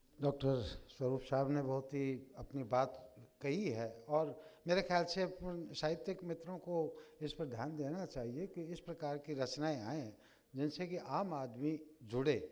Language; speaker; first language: Hindi; native; Hindi